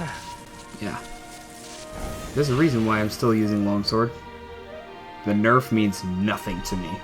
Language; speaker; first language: English; native; English